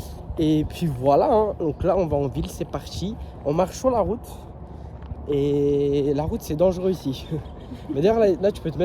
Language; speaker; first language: French; native; French